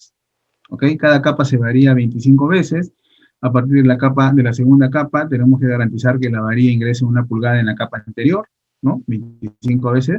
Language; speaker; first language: Spanish; native; Spanish